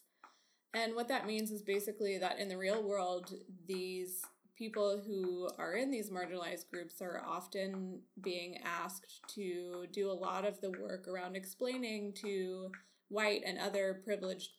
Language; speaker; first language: English; native; English